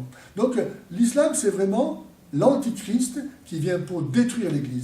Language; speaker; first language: French; native; French